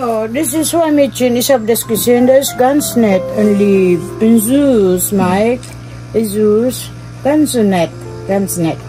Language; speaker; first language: German; non-native, learner; Filipino